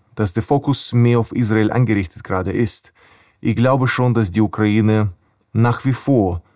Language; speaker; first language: German; non-native, fluent; Ukrainian